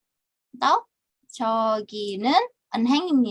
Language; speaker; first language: Korean; non-native, fluent; Indonesian